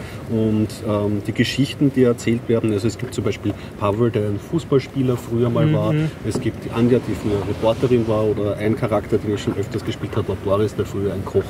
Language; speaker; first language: German; native; German